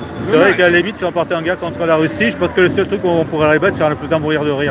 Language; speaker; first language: French; native; French